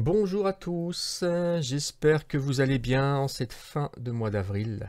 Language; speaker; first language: French; native; French